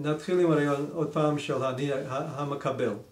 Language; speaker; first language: Hebrew; non-native, fluent; English